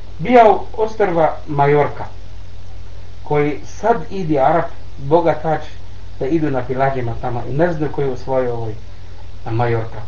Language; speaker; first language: Bosnian; non-native, learner; Arabic